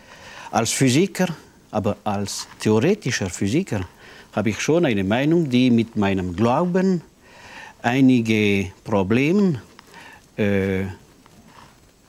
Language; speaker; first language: German; non-native, local second language; French